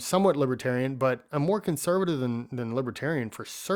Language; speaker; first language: English; native; English